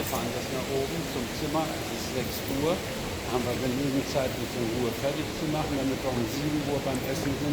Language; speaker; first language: German; native; German